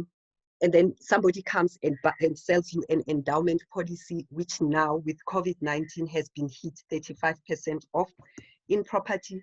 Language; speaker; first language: English; non-native, local second language; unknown